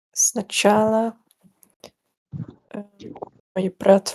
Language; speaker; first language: Russian; non-native, learner; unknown